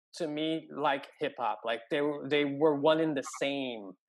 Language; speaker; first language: English; early bilingual, other home language; Spanish